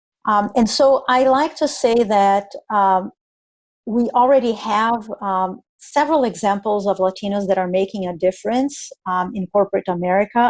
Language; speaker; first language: English; non-native, fluent; Spanish